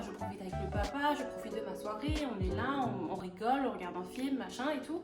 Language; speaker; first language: French; native; French